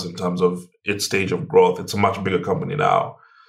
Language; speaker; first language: English; non-native, local second language; Ganda